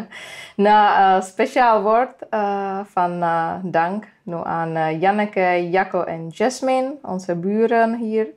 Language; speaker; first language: Dutch; non-native, fluent; Czech